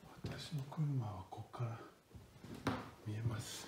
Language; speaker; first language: Japanese; non-native, fluent; French